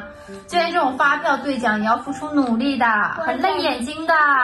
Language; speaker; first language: Chinese; native; Chinese